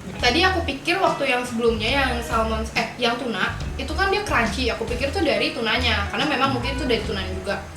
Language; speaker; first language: Indonesian; native; Indonesian